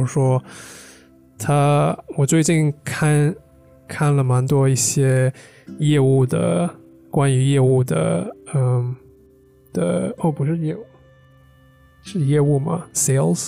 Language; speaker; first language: Chinese; non-native, fluent; English